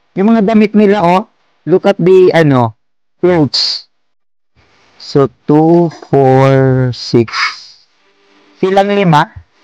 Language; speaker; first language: Filipino; non-native, local second language; Cebuano